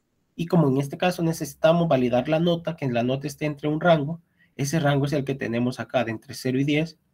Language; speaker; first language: Spanish; native; Spanish